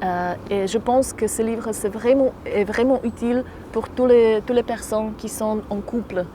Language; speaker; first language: French; non-native, fluent; Slovak